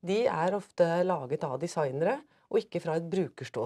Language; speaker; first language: Norwegian; native; Norwegian